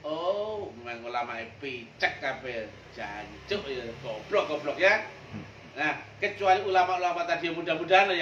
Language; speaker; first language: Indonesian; native; Indonesian